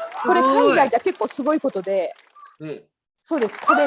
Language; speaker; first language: Japanese; native; Japanese